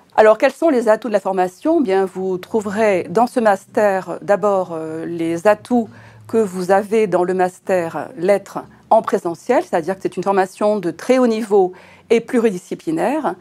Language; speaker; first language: French; native; French